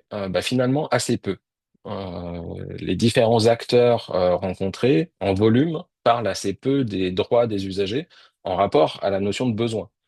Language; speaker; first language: French; native; French